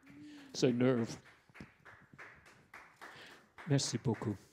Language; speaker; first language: French; non-native, learner; English